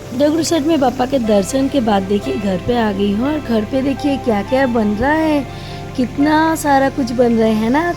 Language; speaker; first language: Hindi; non-native, local second language; Bangla